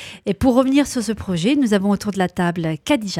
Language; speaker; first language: French; native; French